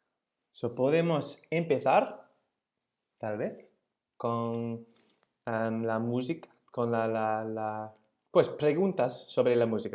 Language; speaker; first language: Spanish; non-native, fluent; English